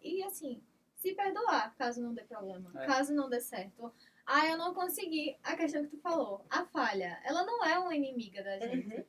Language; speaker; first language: Portuguese; native; Portuguese